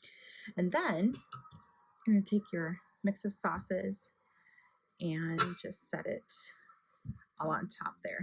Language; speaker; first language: English; native; English